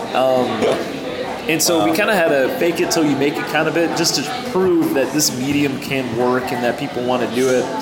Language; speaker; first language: English; native; English